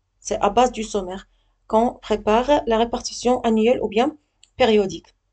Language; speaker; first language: French; non-native, local second language; Arabic